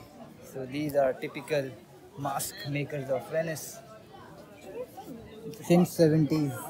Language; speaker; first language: English; non-native, fluent; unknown